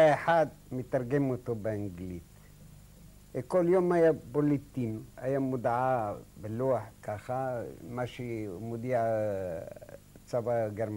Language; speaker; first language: Hebrew; non-native, fluent; Arabic